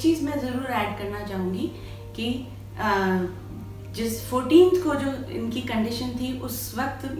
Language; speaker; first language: Hindi; native; Hindi